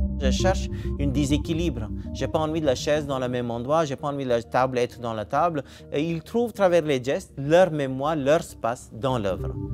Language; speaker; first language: French; non-native, fluent; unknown